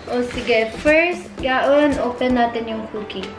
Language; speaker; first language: Filipino; early bilingual, heritage; Filipino